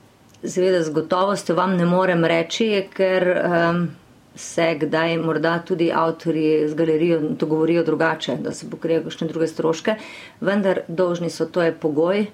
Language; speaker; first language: Slovenian; native; Slovenian